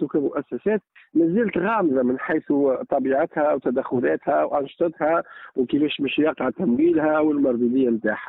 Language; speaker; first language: Arabic; native; Arabic